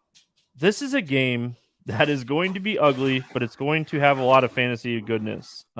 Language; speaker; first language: English; native; English